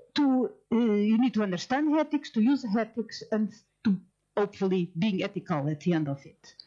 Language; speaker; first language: English; non-native, fluent; Portuguese